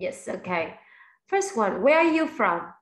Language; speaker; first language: English; non-native, fluent; Vietnamese